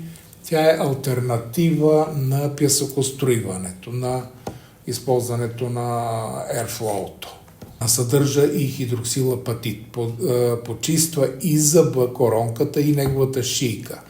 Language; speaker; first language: Bulgarian; native; Bulgarian